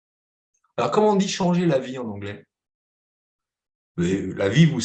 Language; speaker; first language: French; native; French